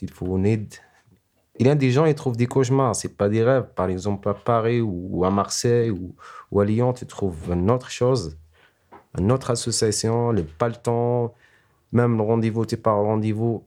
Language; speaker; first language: French; non-native, learner; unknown